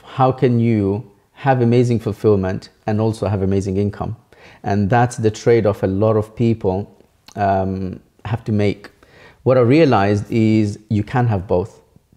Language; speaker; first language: English; early bilingual, other home language; Bangla